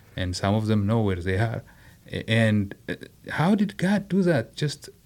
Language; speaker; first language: English; non-native, fluent; Amharic